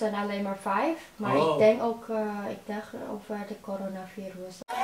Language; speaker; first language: Dutch; non-native, learner; Indonesian